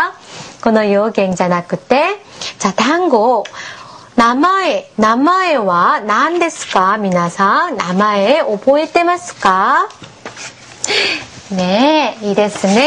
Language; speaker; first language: Japanese; non-native, fluent; Korean